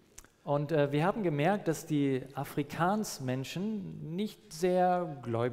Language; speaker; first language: German; non-native, fluent; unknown